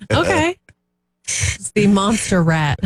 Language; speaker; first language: English; native; English